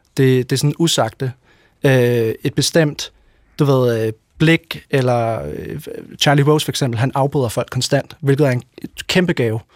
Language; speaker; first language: Danish; native; Danish